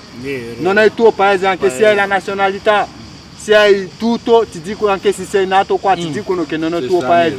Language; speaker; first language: Italian; non-native, fluent; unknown